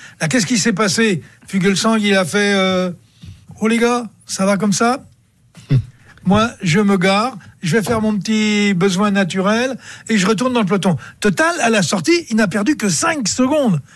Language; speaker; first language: French; native; French